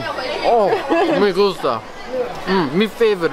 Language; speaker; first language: Spanish; non-native, learner; English